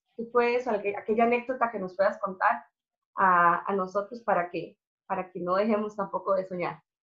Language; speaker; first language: Spanish; native; Spanish